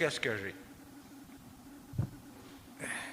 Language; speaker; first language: French; native; French